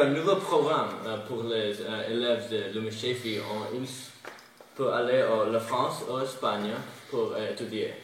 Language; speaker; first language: French; non-native, learner; English